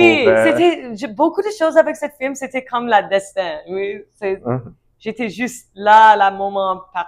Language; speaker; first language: French; non-native, learner; English